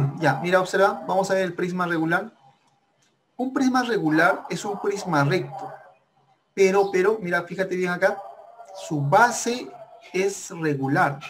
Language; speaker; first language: Spanish; native; Spanish